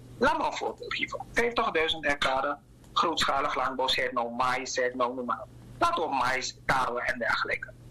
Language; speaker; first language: Dutch; native; Dutch